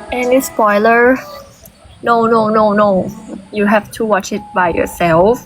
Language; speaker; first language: English; non-native, learner; Thai